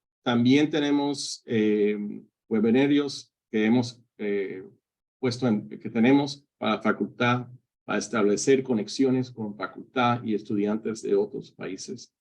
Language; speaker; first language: Spanish; early bilingual, heritage; Spanish